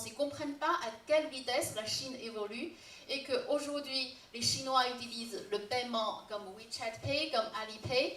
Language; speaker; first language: French; non-native, fluent; Chinese